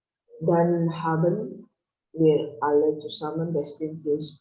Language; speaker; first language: German; non-native, learner; Indonesian